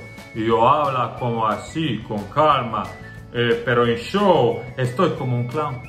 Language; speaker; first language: Spanish; non-native, learner; Croatian